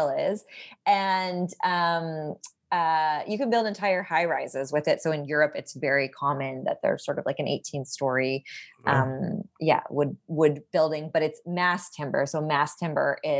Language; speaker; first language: English; native; English